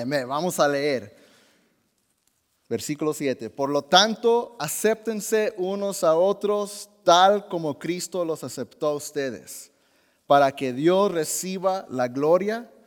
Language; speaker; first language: Spanish; early bilingual, heritage; Spanish